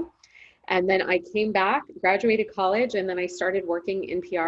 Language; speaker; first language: English; native; English